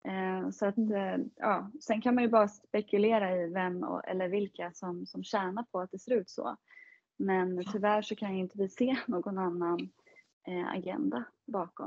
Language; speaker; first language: Swedish; native; Swedish